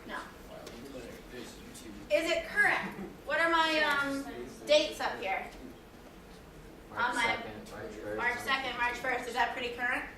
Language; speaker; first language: English; native; English